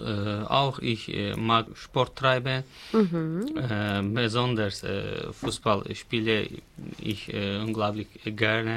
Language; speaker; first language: German; non-native, learner; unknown